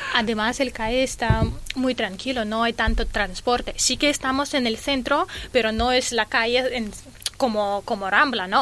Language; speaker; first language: Spanish; non-native, learner; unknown